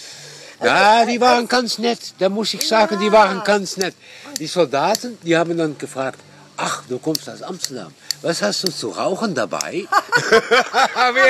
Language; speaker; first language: German; non-native, fluent; Dutch